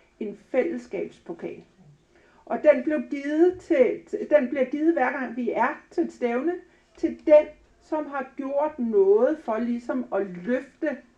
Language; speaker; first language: Danish; native; Danish